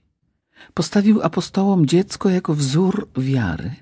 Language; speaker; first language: Polish; native; Polish